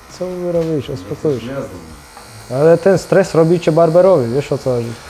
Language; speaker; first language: Polish; non-native, fluent; Chechen